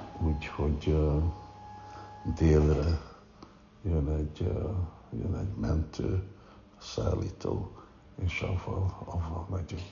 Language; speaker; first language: Hungarian; early bilingual, heritage; Hungarian